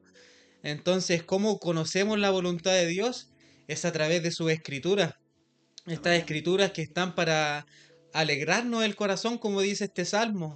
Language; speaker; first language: Spanish; native; Spanish